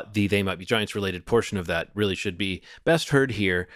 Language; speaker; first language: English; native; English